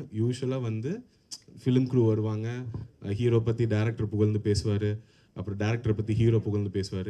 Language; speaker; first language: Tamil; native; Tamil